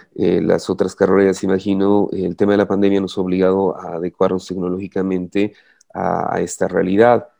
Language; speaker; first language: Spanish; native; Spanish